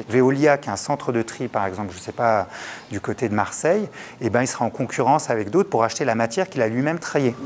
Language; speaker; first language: French; native; French